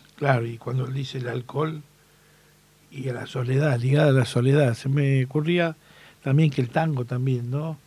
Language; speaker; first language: Spanish; native; Spanish